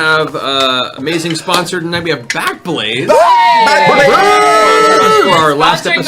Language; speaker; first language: English; native; English